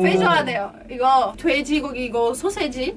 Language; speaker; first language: Korean; non-native, fluent; Portuguese